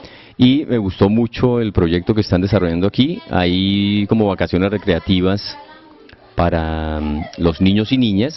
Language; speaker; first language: Spanish; native; Spanish